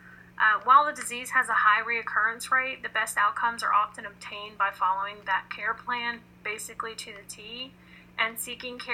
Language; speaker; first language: English; native; English